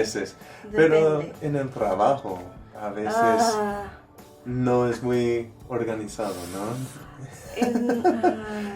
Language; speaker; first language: Spanish; non-native, learner; English